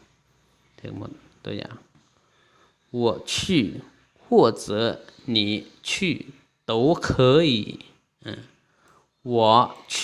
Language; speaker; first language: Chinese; non-native, fluent; Lao